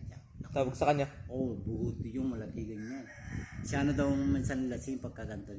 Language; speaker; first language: Filipino; non-native, learner; Punjabi